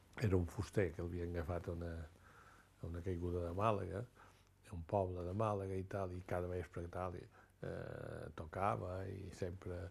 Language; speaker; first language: Catalan; native; Catalan